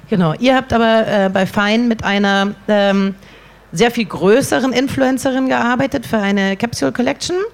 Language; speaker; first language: German; native; German